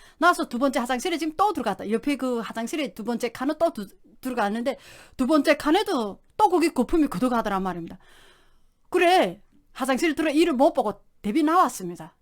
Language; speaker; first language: Korean; native; Korean